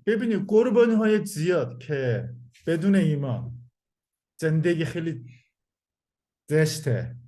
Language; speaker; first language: Persian; non-native, learner; Korean